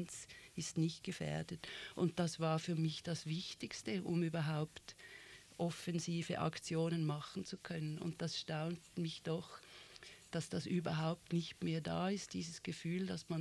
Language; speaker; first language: German; native; German